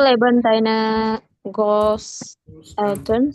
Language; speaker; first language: German; non-native, learner; Indonesian